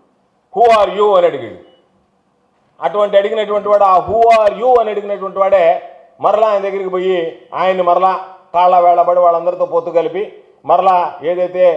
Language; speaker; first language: Telugu; native; Telugu